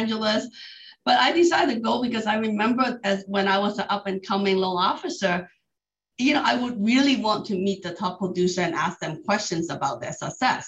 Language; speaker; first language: English; non-native, local second language; Cantonese